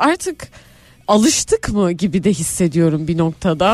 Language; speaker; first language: Turkish; native; Turkish